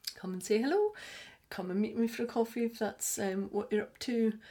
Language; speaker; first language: English; native; English